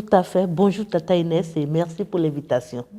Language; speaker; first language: French; native; French